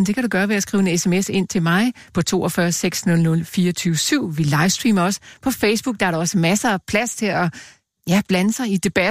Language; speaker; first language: Danish; native; Danish